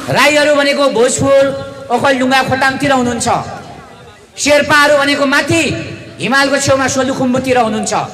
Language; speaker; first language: Nepali; non-native, local second language; Limbu